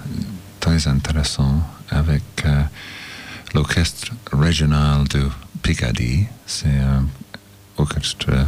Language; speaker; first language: French; non-native, learner; English